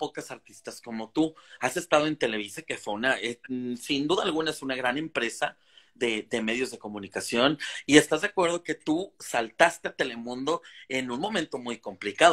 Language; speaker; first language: Spanish; native; Spanish